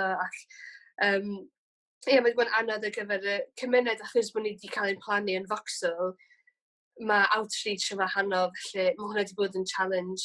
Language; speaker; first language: Welsh; native; Welsh